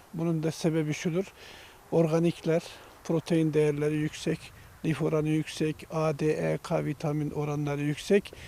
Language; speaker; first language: Turkish; native; Turkish